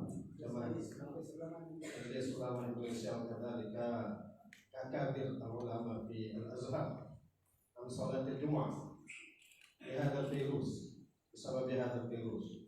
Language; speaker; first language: Arabic; non-native, fluent; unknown